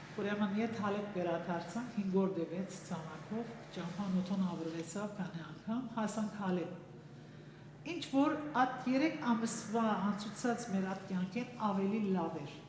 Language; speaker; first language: Armenian; early bilingual, heritage; Armenian